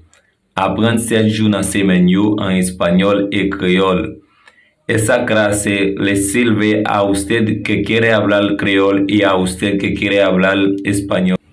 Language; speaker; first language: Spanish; non-native, fluent; Haitian Creole